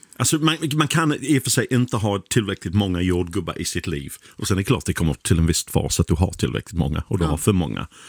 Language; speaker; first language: Swedish; non-native, fluent; English